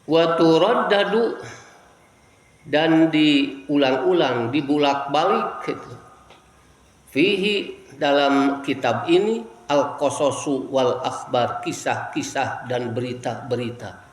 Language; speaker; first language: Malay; non-native, local second language; Sundanese